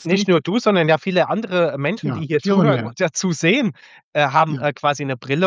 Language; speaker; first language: German; native; German